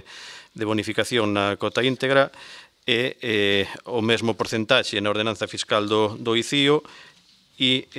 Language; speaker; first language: Galician; native; Galician